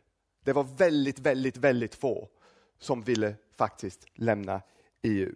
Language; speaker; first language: Swedish; non-native, fluent; English